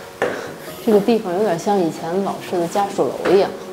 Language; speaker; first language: Chinese; native; Chinese